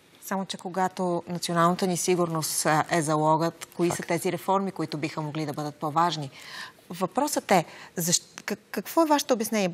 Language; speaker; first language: Bulgarian; native; Bulgarian